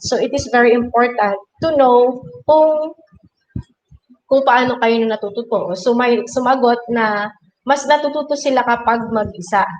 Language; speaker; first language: Filipino; non-native, local second language; Bikol